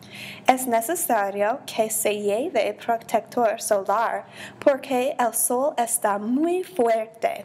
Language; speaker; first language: Spanish; non-native, learner; English